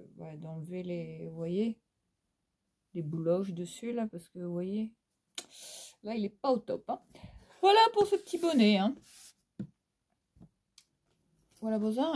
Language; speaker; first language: French; native; French